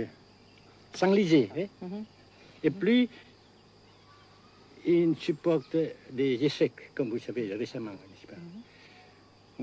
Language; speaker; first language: French; non-native, local second language; Vietnamese